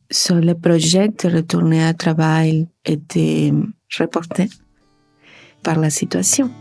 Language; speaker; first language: French; non-native, learner; Spanish